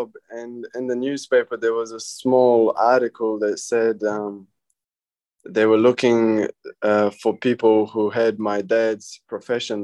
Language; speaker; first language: English; early bilingual, other home language; Romanian